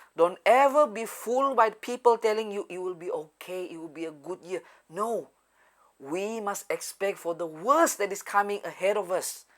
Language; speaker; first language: English; non-native, local second language; Malay